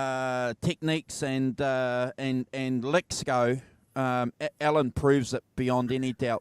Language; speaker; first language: English; native; English